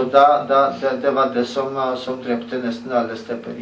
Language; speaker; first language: Norwegian; non-native, learner; Polish